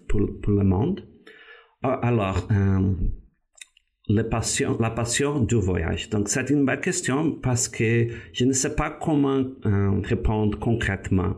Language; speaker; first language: French; non-native, fluent; Portuguese